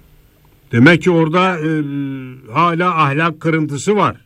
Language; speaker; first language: Turkish; native; Turkish